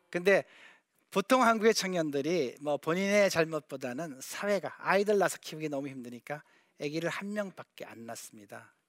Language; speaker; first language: Korean; native; Korean